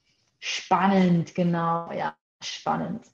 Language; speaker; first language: German; non-native, fluent; Portuguese